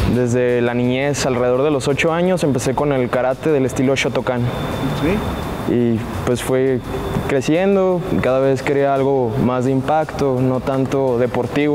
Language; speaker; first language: Spanish; native; Spanish